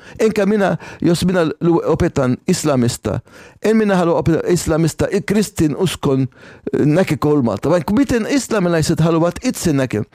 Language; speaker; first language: Finnish; non-native, fluent; Arabic